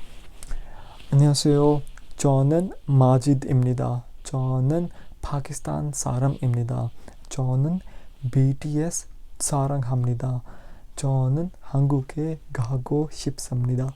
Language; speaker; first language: Korean; non-native, learner; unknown